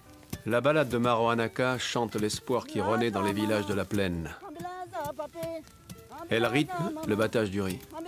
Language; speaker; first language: French; native; French